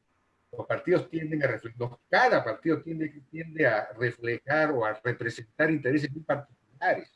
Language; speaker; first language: Spanish; native; Spanish